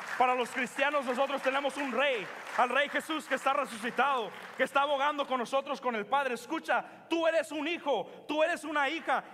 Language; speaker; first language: Spanish; early bilingual, heritage; Spanish